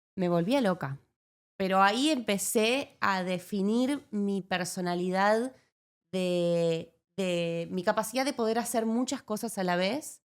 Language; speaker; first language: Spanish; native; Spanish